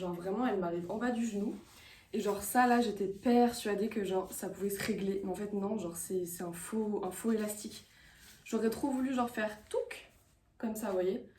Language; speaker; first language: French; native; French